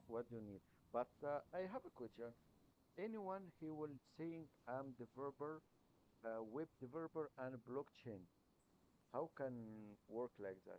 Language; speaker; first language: English; non-native, learner; Arabic